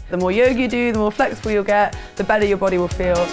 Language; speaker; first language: English; native; English